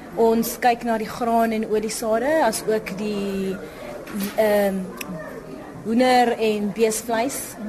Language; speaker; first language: Afrikaans; non-native, local second language; Northern Sotho